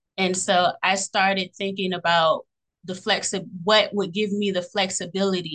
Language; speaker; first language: English; native; English